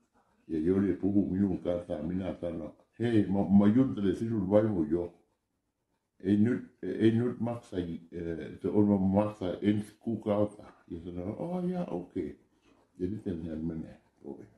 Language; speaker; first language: Finnish; non-native, learner; Thai